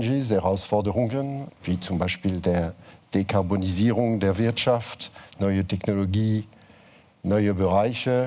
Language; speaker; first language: German; non-native, fluent; French